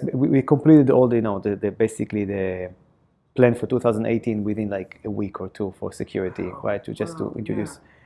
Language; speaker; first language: English; non-native, fluent; Hebrew